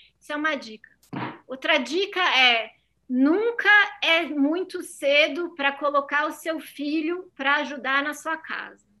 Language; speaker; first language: Portuguese; native; Portuguese